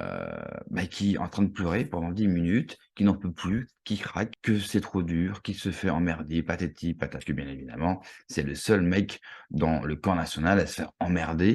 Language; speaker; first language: French; native; French